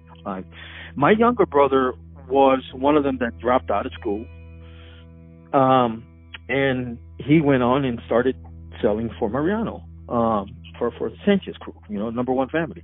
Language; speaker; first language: English; native; English